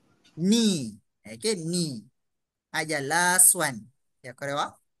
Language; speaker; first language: Japanese; non-native, fluent; Malay